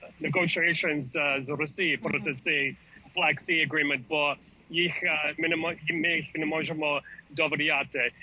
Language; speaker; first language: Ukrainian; early bilingual, heritage; English